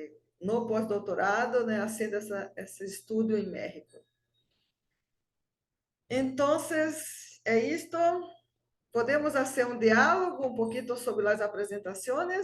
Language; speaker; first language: Portuguese; non-native, fluent; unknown